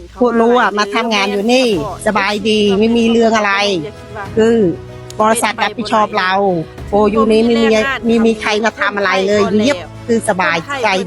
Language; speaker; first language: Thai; non-native, fluent; Khmer